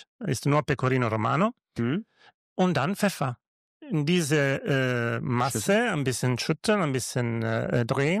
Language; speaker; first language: German; non-native, learner; Italian